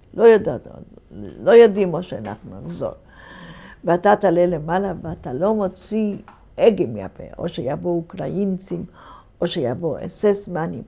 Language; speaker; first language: Hebrew; non-native, fluent; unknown